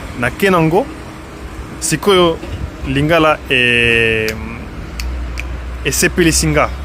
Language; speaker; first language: Lingala; non-native, learner; French